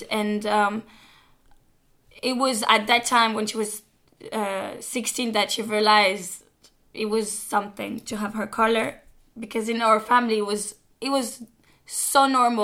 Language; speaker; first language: English; non-native, fluent; French